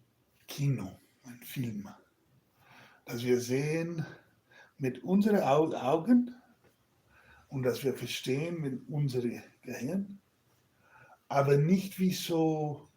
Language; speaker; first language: German; non-native, learner; Spanish